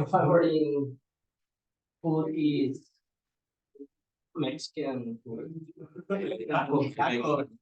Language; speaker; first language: English; non-native, learner; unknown